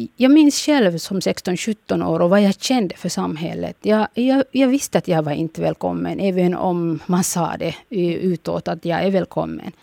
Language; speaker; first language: Swedish; early bilingual, other home language; Somali